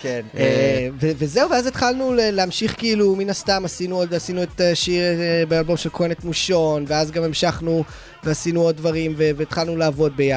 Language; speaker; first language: Hebrew; native; Hebrew